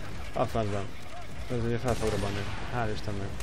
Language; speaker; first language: Hungarian; native; Hungarian